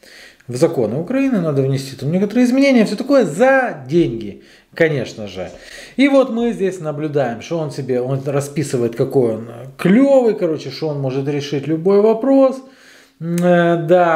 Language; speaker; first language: Russian; native; Russian